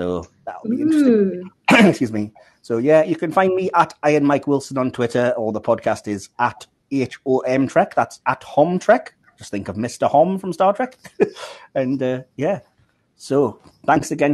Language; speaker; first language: English; native; English